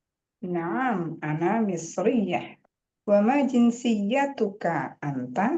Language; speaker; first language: Arabic; non-native, learner; Indonesian